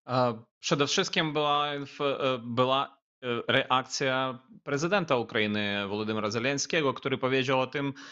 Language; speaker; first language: Polish; non-native, fluent; Ukrainian